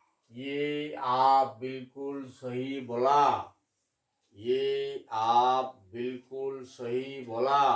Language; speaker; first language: Hindi; non-native, local second language; Bangla